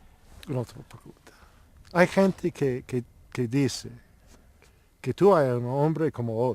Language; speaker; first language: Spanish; non-native, learner; Italian